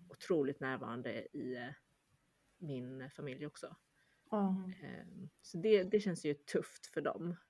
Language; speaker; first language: Swedish; early bilingual, other home language; Chinese